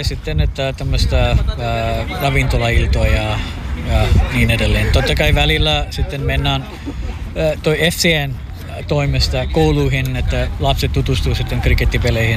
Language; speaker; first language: Finnish; non-native, fluent; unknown